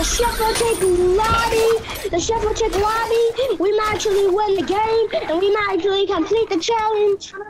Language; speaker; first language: English; native; English